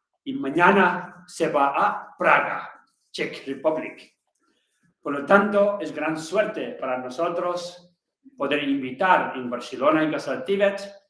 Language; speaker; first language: Spanish; non-native, learner; Tibetan